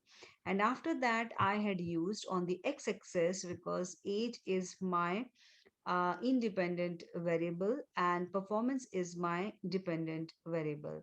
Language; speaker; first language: English; non-native, local second language; Hindi